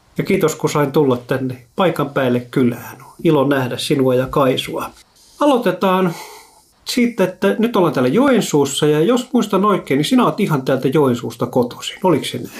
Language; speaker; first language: Finnish; native; Finnish